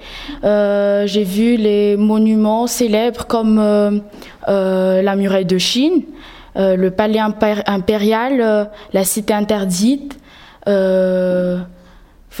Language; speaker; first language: French; non-native, local second language; Malagasy